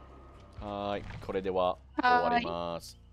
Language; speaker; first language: Japanese; non-native, learner; English